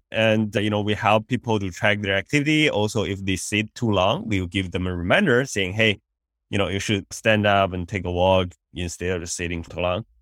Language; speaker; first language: English; non-native, fluent; Chinese